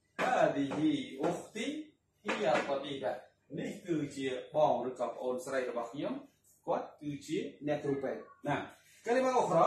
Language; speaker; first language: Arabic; non-native, fluent; Khmer